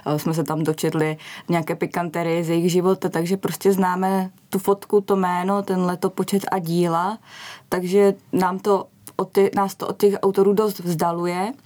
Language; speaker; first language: Czech; native; Czech